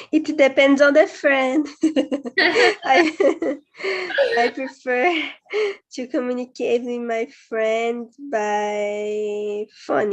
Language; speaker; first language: English; non-native, learner; Portuguese